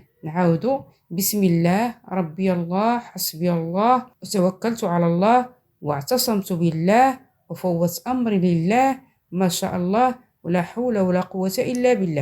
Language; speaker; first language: Arabic; native; Arabic